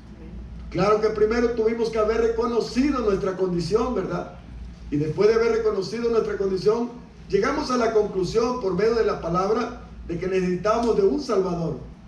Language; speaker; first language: Spanish; native; Spanish